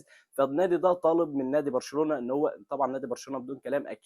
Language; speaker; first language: Arabic; native; Arabic